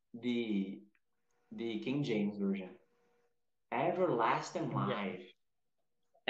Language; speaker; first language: English; non-native, fluent; Portuguese